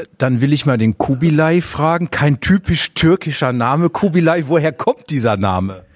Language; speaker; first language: German; native; German